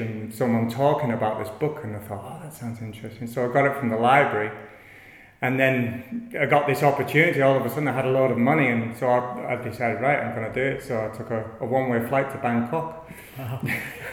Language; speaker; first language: English; native; English